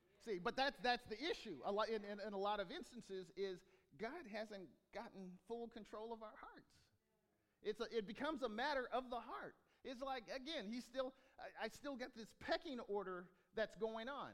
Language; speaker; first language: English; native; English